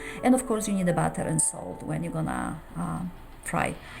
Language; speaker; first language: English; non-native, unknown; Polish